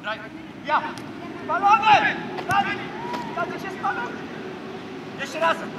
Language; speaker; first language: Polish; early bilingual, heritage; Polish